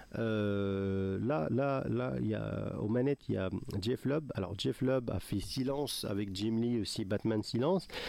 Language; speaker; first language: French; non-native, local second language; Arabic